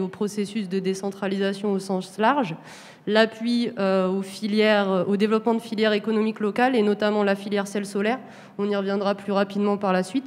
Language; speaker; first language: French; native; French